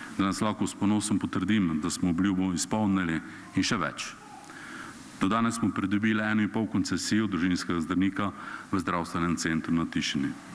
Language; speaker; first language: Slovenian; native; Slovenian